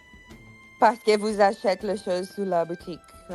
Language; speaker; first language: French; non-native, learner; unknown